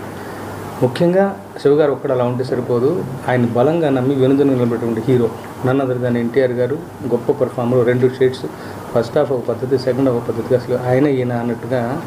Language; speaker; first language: Telugu; native; Telugu